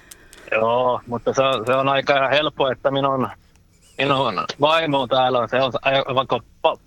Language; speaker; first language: Finnish; non-native, local second language; Swedish